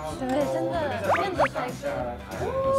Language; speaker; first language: Chinese; non-native, fluent; Japanese